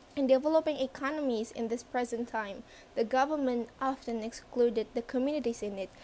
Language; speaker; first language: English; non-native, fluent; Indonesian